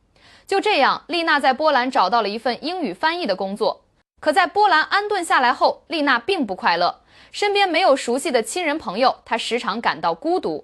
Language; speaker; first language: Chinese; native; Chinese